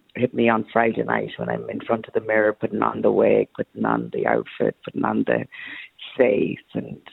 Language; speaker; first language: English; native; English